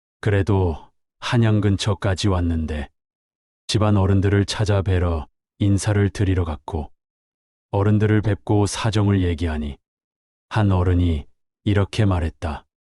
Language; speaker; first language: Korean; native; Korean